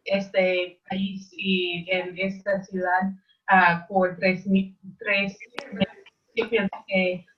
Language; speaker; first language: Spanish; non-native, learner; English